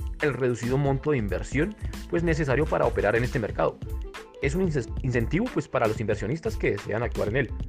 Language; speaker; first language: Spanish; native; Spanish